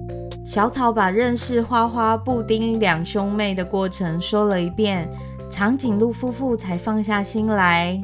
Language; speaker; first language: Chinese; native; Chinese